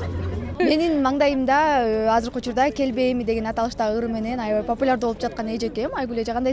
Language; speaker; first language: Kyrgyz; native; Kyrgyz